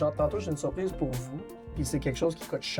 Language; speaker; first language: French; native; French